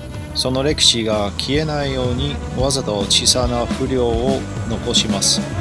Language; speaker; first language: Japanese; non-native, fluent; English